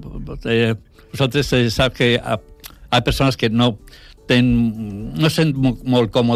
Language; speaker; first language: Catalan; non-native, local second language; Spanish